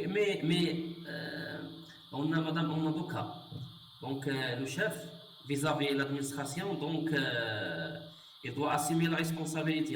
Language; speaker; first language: French; non-native, local second language; Arabic